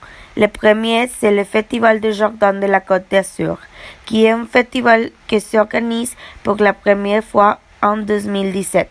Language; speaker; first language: French; non-native, learner; Spanish